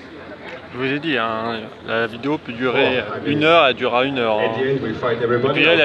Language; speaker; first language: French; native; French